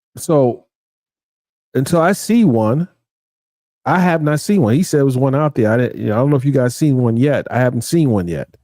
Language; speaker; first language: English; native; English